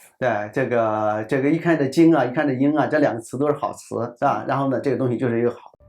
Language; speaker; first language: Chinese; native; Chinese